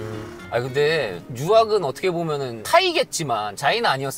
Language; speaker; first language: Korean; native; Korean